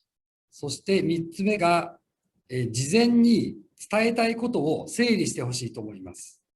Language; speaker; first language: Japanese; native; Japanese